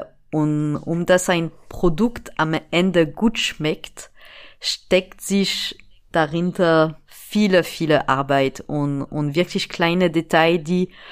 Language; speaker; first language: German; non-native, fluent; French